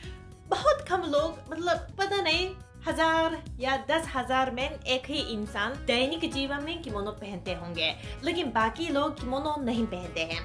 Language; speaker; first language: Hindi; non-native, fluent; Japanese